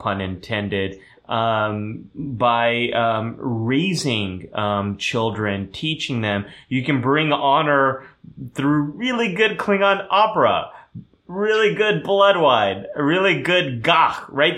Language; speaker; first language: English; early bilingual, other home language; German